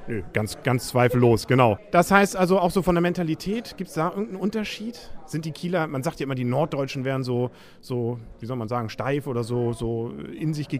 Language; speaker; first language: German; native; German